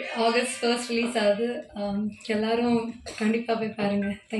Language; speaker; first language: Tamil; early bilingual, heritage; Tamil